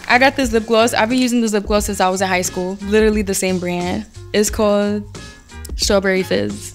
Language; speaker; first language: English; native; English